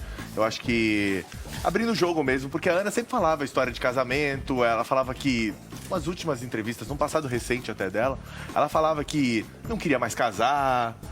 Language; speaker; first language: Portuguese; native; Portuguese